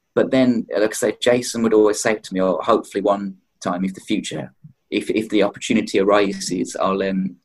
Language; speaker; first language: English; native; English